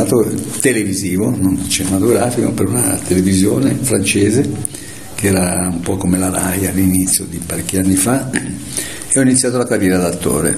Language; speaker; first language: Italian; native; Italian